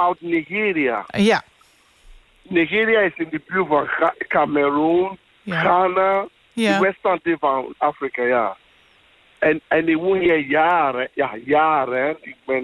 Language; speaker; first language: Dutch; non-native, fluent; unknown